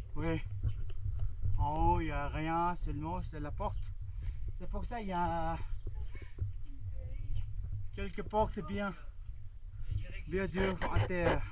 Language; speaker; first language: French; non-native, fluent; Nepali